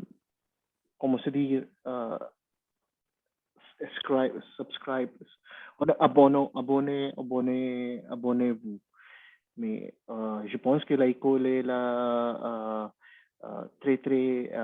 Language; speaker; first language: French; non-native, learner; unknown